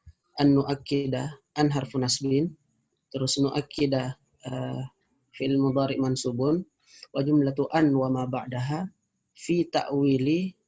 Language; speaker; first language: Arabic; non-native, learner; Indonesian